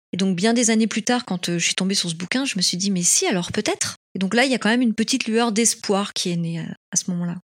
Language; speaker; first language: French; native; French